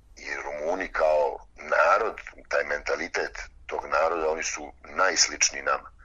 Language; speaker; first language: Serbian; native; Serbian